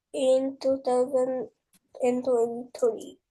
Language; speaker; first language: English; non-native, learner; Indonesian